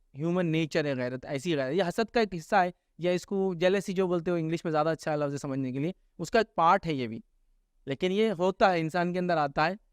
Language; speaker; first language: Urdu; native; Urdu